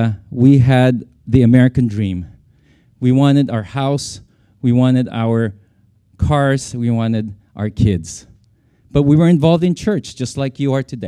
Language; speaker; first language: English; non-native, local second language; Filipino